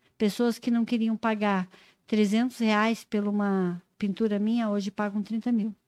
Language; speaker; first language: Portuguese; native; Portuguese